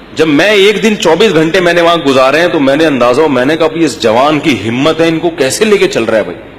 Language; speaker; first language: Urdu; native; Urdu